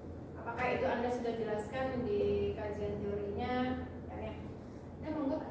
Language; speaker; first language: Indonesian; native; Indonesian